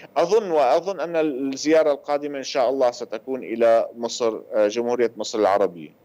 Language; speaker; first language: Arabic; native; Arabic